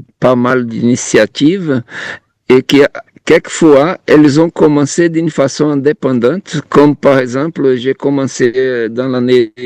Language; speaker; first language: French; non-native, fluent; Portuguese